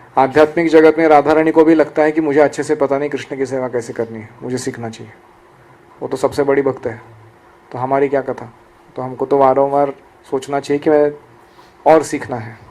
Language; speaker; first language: Hindi; non-native, local second language; Marathi